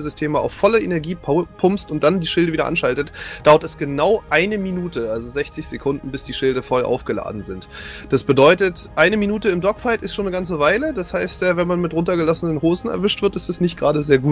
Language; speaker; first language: German; native; German